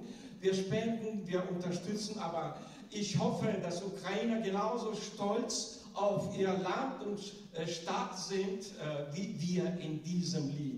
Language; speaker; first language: German; non-native, learner; Georgian